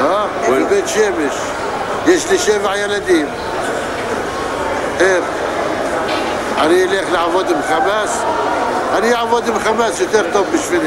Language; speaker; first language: Hebrew; non-native, learner; Arabic